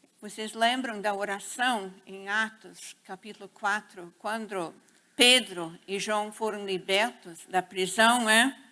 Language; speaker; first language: Portuguese; non-native, fluent; English